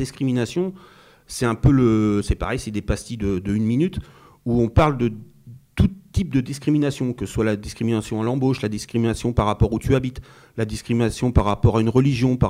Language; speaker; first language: French; native; French